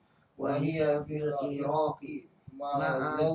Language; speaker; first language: Arabic; non-native, learner; Indonesian